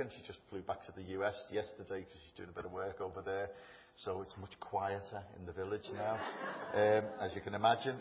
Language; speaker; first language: English; native; English